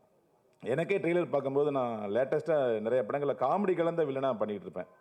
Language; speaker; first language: Tamil; native; Tamil